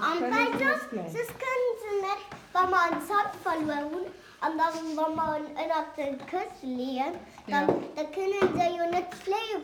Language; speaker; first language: German; non-native, local second language; Arabic